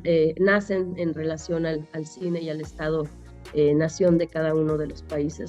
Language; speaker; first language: Spanish; native; Spanish